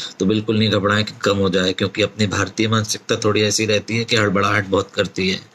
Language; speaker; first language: Hindi; native; Hindi